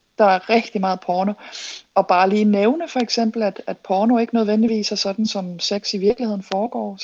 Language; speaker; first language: Danish; native; Danish